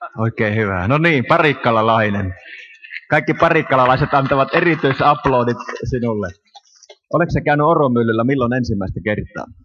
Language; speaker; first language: Finnish; native; Finnish